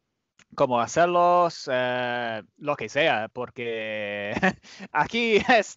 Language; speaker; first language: Spanish; non-native, fluent; English